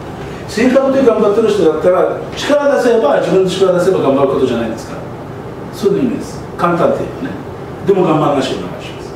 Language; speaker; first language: Japanese; non-native, learner; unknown